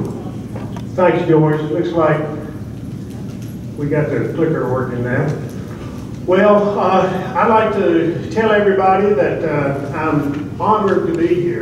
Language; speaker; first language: English; native; English